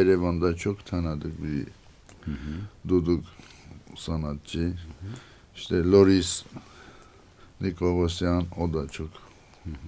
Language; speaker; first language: Turkish; non-native, learner; Armenian